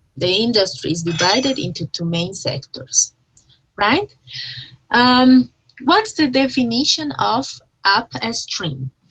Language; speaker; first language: English; non-native, fluent; Spanish